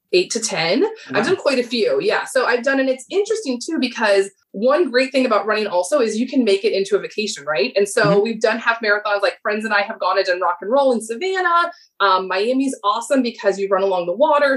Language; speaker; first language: English; native; English